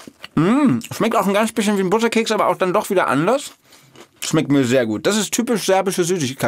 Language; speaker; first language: German; native; German